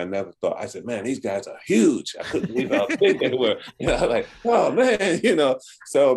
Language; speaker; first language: English; native; English